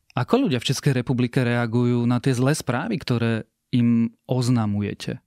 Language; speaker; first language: Slovak; native; Slovak